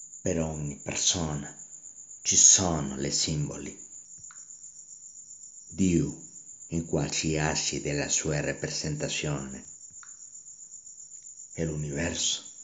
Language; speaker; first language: Italian; non-native, learner; Spanish